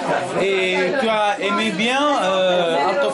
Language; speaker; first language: French; non-native, fluent; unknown